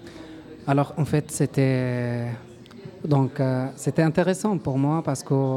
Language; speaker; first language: French; non-native, learner; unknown